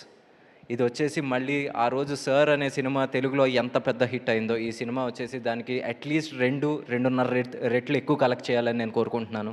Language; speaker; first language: Telugu; native; Telugu